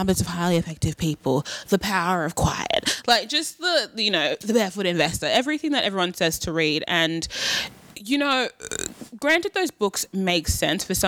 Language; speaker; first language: English; native; English